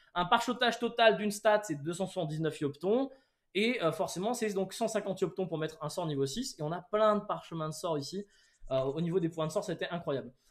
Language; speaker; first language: French; native; French